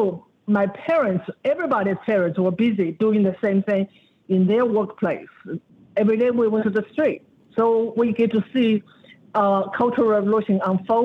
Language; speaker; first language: English; non-native, fluent; Chinese